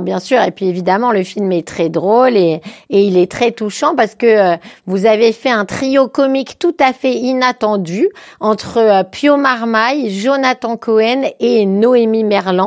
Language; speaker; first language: French; native; French